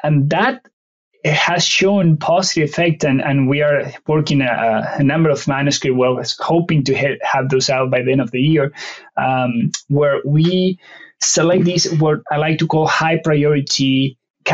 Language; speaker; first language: English; non-native, fluent; Spanish